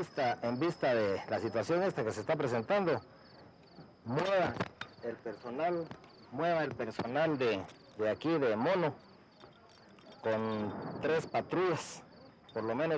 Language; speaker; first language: Spanish; native; Spanish